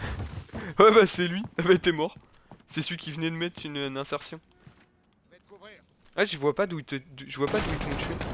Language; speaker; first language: French; native; French